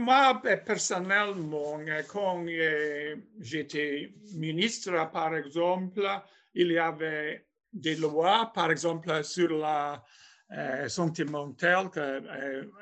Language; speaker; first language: French; non-native, fluent; English